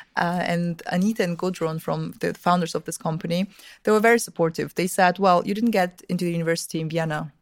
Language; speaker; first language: English; early bilingual, other home language; Russian